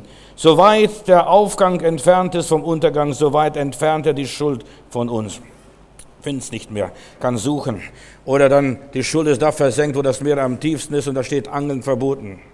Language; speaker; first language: German; native; German